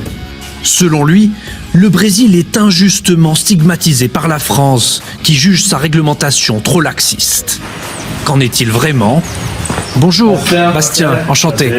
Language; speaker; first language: French; native; French